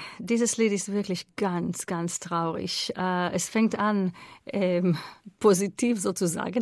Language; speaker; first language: German; non-native, fluent; Hebrew